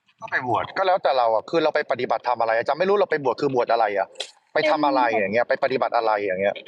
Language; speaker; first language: Thai; native; Thai